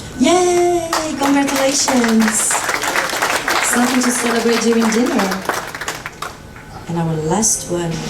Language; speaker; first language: English; non-native, fluent; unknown